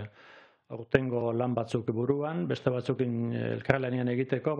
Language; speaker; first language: Basque; native; Basque